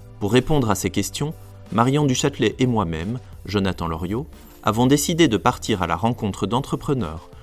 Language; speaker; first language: French; native; French